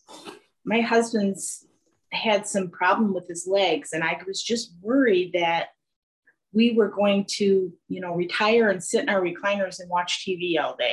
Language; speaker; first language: English; native; English